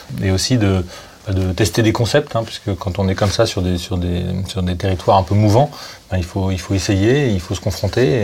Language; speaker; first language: French; native; French